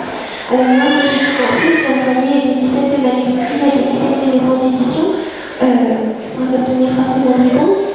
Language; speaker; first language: French; early bilingual, other home language; Vietnamese